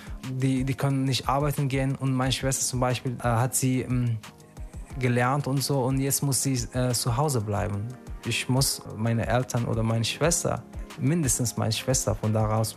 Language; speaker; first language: German; non-native, learner; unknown